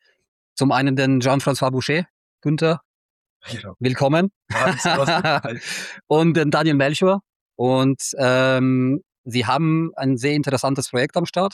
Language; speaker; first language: German; native; German